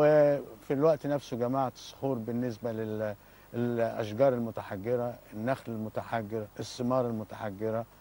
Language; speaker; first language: Arabic; native; Arabic